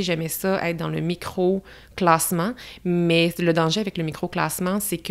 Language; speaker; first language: French; native; French